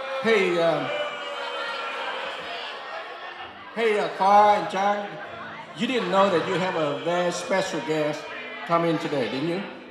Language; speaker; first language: English; non-native, fluent; Vietnamese